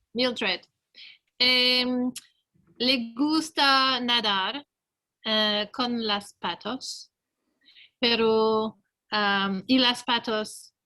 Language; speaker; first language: Spanish; non-native, learner; English